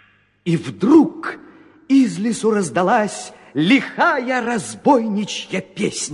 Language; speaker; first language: Russian; native; Russian